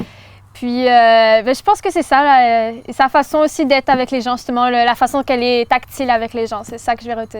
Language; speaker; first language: French; native; French